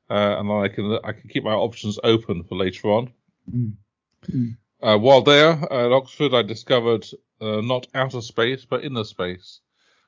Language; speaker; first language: English; native; English